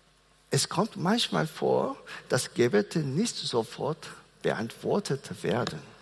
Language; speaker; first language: German; non-native, fluent; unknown